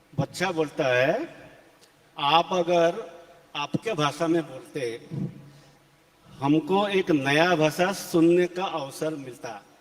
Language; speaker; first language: Hindi; non-native, local second language; Assamese